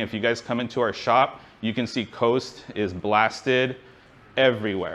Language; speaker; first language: English; native; English